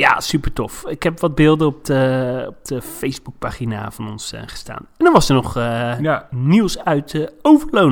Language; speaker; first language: Dutch; native; Dutch